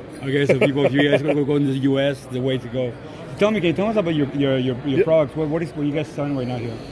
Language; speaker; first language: English; non-native, fluent; French